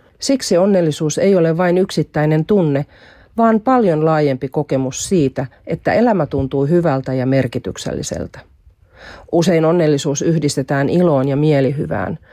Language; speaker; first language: Finnish; native; Finnish